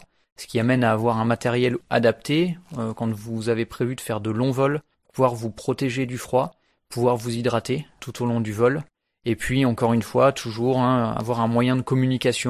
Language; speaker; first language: French; native; French